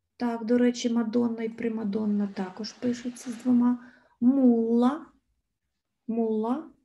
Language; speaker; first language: Ukrainian; native; Ukrainian